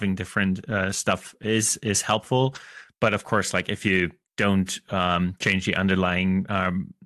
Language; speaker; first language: English; non-native, fluent; German